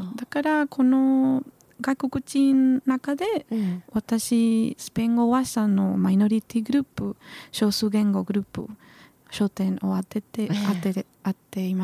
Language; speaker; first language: Japanese; non-native, learner; Spanish